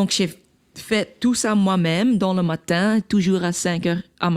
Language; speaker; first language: French; non-native, local second language; Dutch